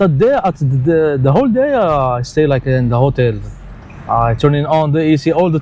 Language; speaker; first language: English; non-native, local second language; Arabic